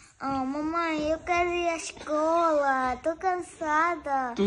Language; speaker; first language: Portuguese; early bilingual, other home language; Urdu